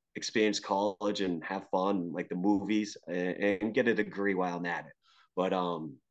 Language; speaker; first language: English; native; English